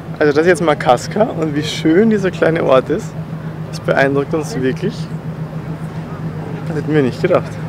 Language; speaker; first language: German; native; German